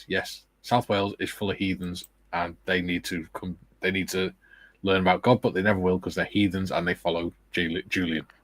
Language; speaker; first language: English; native; English